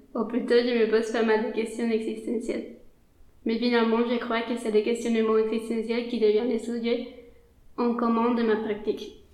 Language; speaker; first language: French; non-native, fluent; Spanish